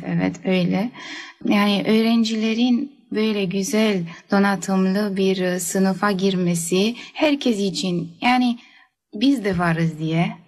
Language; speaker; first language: Turkish; early bilingual, heritage; Turkish